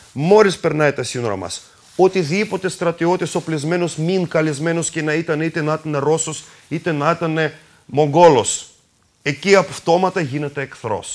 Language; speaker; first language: Greek; non-native, fluent; Russian